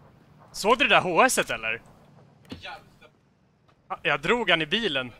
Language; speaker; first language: Swedish; native; Swedish